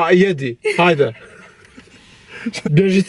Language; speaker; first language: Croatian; non-native, learner; Albanian